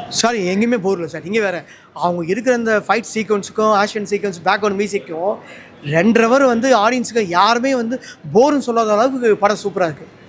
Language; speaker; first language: Tamil; native; Tamil